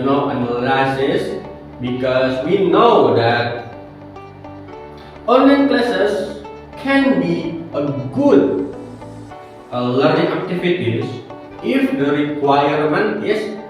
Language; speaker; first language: English; non-native, learner; Indonesian